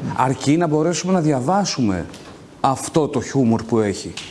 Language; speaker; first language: Greek; native; Greek